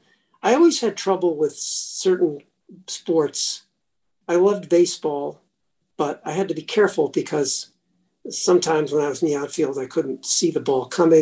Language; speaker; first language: English; native; English